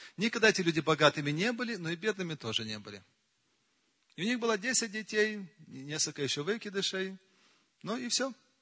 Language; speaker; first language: Russian; native; Russian